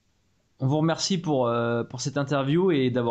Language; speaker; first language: French; native; French